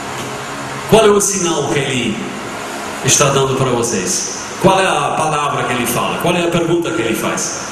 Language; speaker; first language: Portuguese; non-native, fluent; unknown